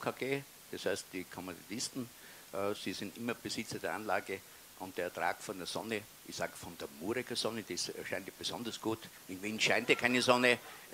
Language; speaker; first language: German; native; German